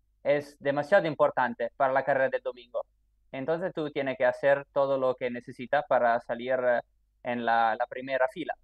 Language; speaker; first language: Spanish; non-native, fluent; Italian